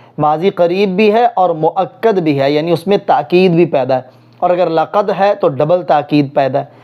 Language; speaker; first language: Urdu; non-native, local second language; Punjabi